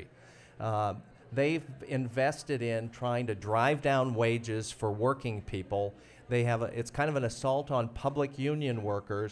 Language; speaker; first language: English; native; English